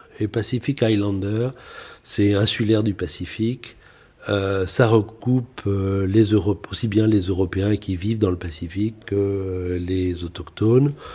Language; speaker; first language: French; native; French